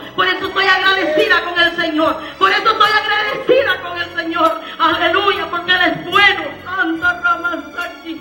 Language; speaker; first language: Spanish; native; Spanish